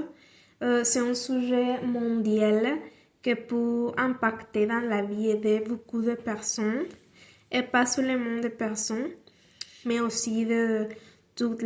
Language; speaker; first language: French; non-native, learner; Spanish